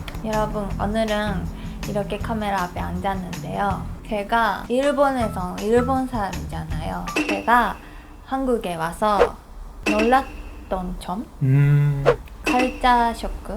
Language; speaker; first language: Korean; non-native, fluent; Japanese